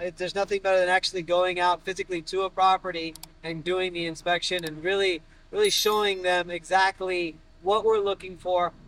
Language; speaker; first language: English; native; English